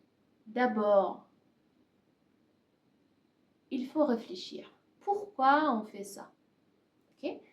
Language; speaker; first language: French; non-native, learner; Persian